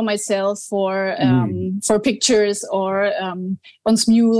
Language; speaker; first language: English; non-native, fluent; German